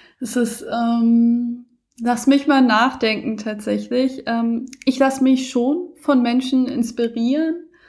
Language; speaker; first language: German; early bilingual, other home language; Persian